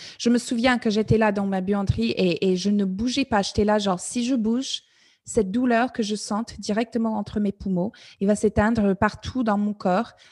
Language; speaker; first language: French; non-native, fluent; English